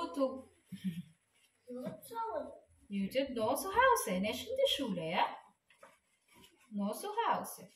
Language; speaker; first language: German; non-native, learner; Filipino